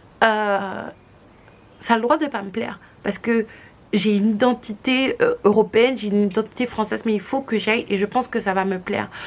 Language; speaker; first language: French; native; French